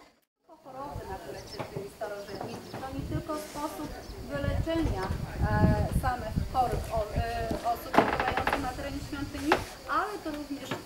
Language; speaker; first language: Polish; native; Polish